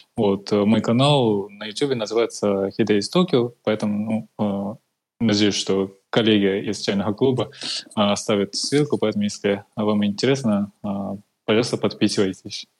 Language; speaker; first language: Russian; non-native, fluent; Japanese